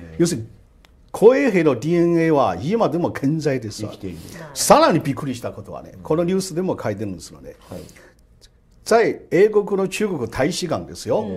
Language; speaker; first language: Japanese; non-native, fluent; Chinese